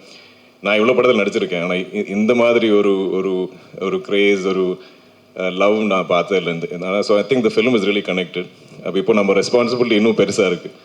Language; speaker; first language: Tamil; non-native, local second language; Malayalam